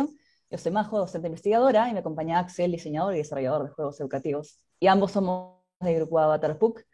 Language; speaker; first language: Spanish; native; Spanish